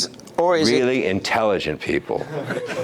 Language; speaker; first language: English; native; English